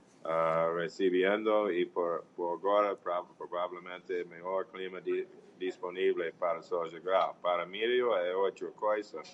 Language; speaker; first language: Portuguese; non-native, learner; English